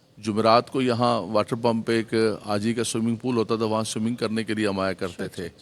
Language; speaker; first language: Urdu; non-native, local second language; Punjabi